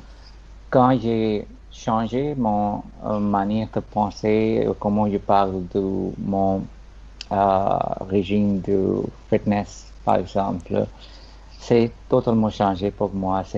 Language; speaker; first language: French; non-native, learner; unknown